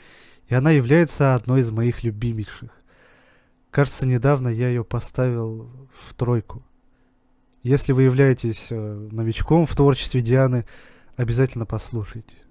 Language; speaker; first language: Russian; native; Russian